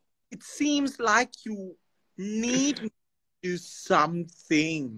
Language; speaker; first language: English; non-native, learner; Thai